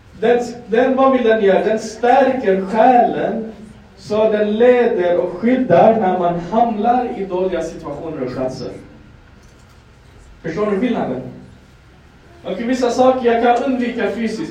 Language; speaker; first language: Swedish; non-native, fluent; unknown